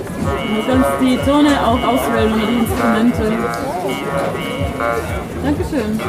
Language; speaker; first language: German; non-native, fluent; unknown